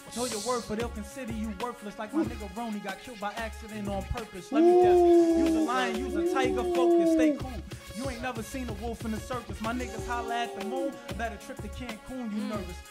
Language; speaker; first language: English; native; English